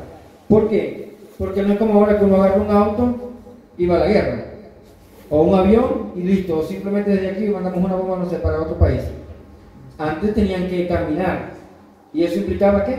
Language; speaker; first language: Spanish; native; Spanish